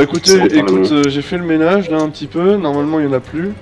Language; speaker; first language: French; native; French